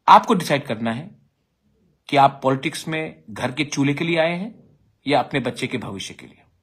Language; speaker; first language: Hindi; non-native, local second language; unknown